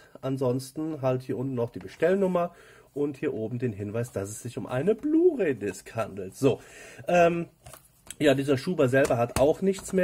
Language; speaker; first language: German; native; German